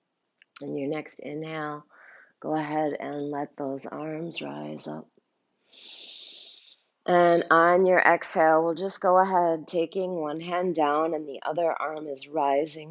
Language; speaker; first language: English; native; English